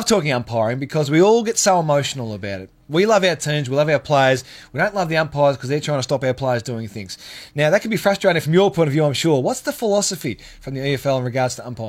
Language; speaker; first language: English; native; English